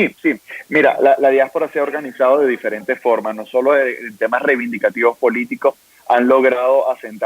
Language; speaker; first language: Spanish; native; Spanish